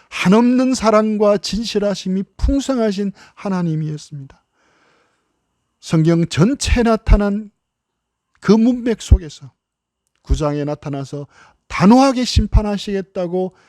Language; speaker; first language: Korean; native; Korean